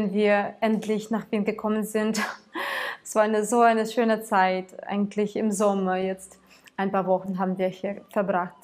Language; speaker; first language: German; non-native, fluent; Tatar